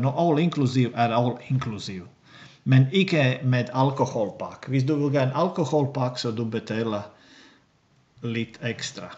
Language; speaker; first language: Swedish; non-native, learner; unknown